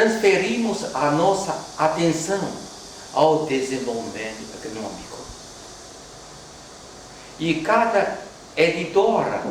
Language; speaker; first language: Portuguese; non-native, fluent; Chinese